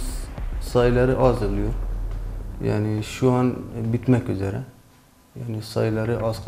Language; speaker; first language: Turkish; non-native, learner; Kurdish